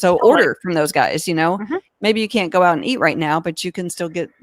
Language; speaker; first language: English; native; English